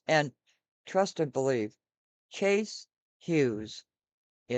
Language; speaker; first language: English; native; English